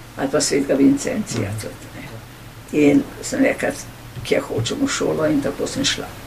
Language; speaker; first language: Slovenian; native; Slovenian